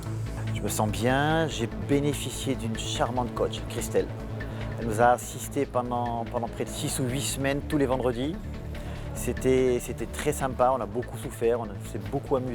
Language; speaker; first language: French; native; French